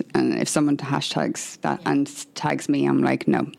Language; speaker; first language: English; native; English